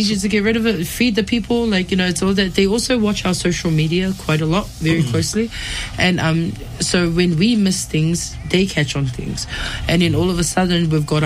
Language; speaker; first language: English; native; English